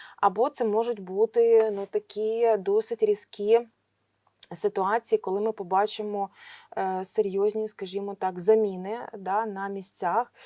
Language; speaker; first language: Ukrainian; non-native, local second language; Russian